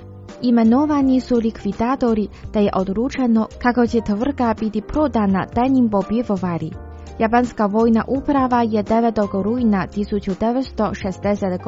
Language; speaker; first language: Croatian; non-native, fluent; Chinese